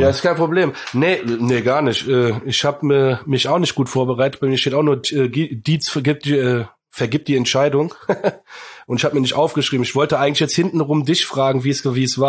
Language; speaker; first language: German; native; German